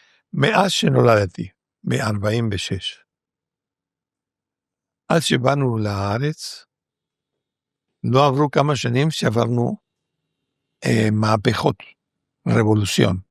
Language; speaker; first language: Hebrew; non-native, fluent; Spanish